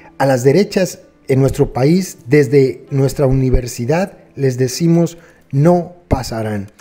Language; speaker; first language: Spanish; native; Spanish